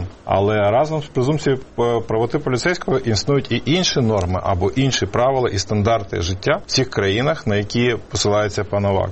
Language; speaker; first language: Ukrainian; native; Ukrainian